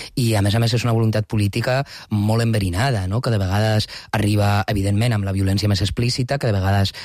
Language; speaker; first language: Catalan; non-native, local second language; Spanish